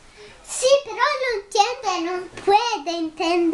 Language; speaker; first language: Spanish; early bilingual, heritage; Spanish